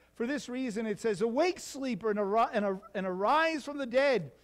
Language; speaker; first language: English; native; English